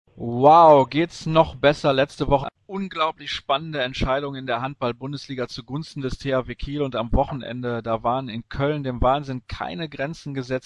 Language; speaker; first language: German; native; German